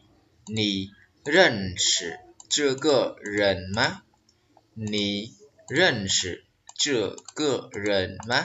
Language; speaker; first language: Chinese; non-native, fluent; Khmer